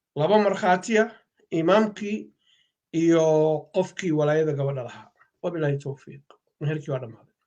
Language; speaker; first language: Somali; native; Somali